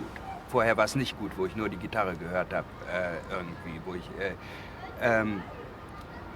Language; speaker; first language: German; native; German